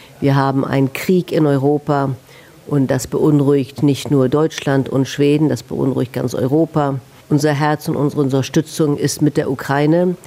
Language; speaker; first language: German; native; German